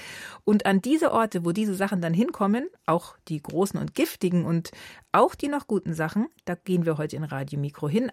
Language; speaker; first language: German; native; German